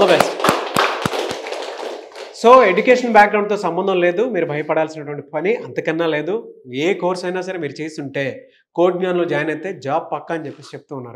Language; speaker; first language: Telugu; native; Telugu